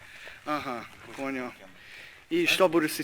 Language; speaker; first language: Russian; non-native, learner; English